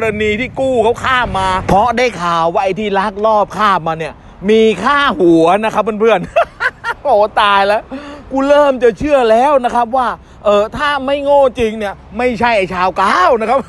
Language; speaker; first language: Thai; native; Thai